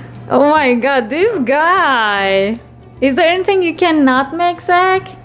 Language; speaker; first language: English; non-native, fluent; Turkish